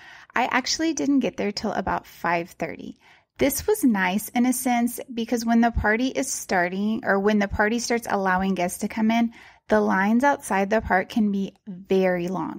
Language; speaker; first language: English; native; English